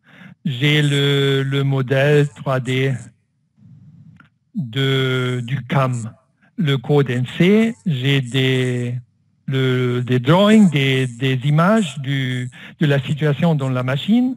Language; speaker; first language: French; non-native, fluent; German